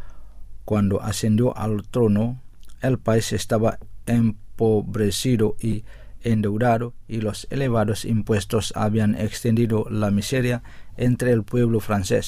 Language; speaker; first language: Spanish; non-native, fluent; Indonesian